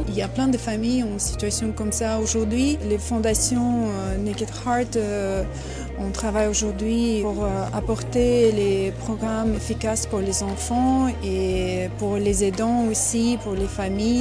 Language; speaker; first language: French; non-native, fluent; Russian